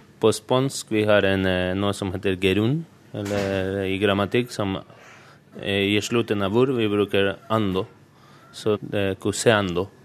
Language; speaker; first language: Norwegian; non-native, fluent; Spanish